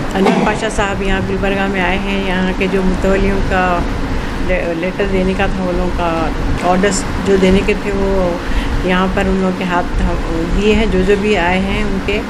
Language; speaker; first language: Hindi; non-native, local second language; Urdu